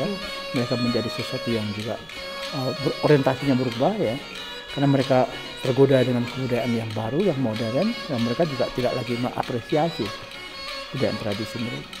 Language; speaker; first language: Indonesian; non-native, local second language; Minangkabau